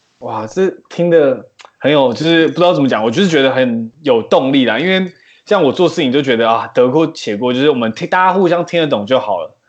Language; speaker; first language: Chinese; native; Chinese